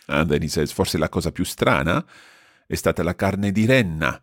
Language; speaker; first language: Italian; non-native, fluent; English